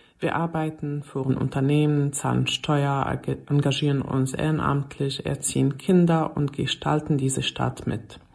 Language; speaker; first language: German; non-native, fluent; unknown